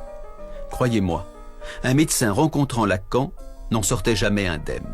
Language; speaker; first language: French; native; French